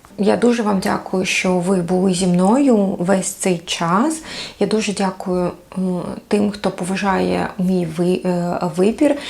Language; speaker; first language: Ukrainian; non-native, local second language; Russian